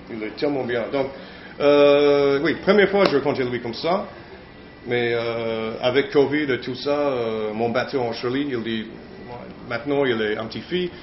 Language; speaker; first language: French; non-native, learner; English